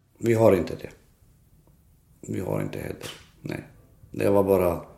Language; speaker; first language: Swedish; non-native, local second language; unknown